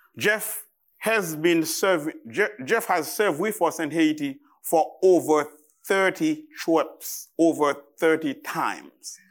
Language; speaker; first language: English; non-native, fluent; Haitian Creole